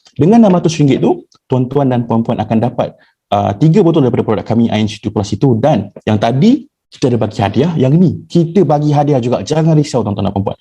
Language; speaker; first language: Malay; native; Malay